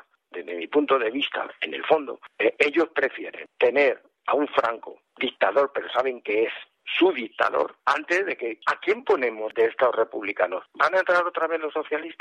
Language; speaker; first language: Spanish; native; Spanish